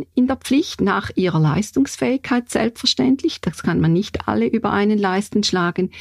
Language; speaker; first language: German; native; German